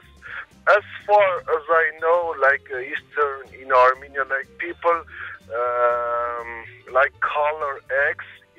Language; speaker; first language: English; non-native, learner; Armenian